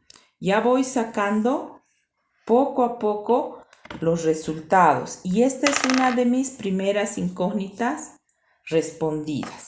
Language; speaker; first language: Spanish; native; Spanish